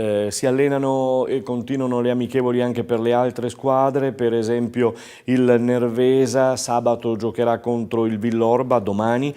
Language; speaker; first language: Italian; native; Italian